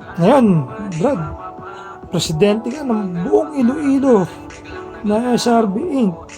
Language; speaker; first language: Filipino; native; Filipino